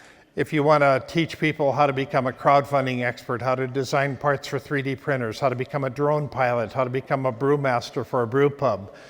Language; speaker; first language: English; native; English